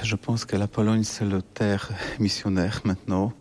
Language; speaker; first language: French; non-native, learner; Polish